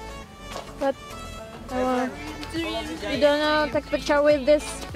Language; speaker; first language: English; non-native, learner; Indonesian